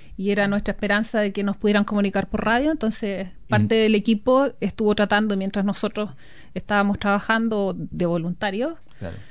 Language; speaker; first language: Spanish; native; Spanish